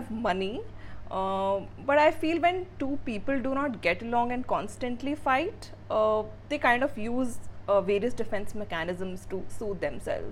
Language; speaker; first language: English; non-native, local second language; Hindi